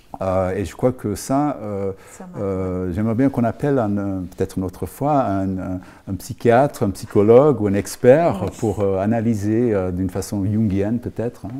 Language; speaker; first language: French; non-native, fluent; English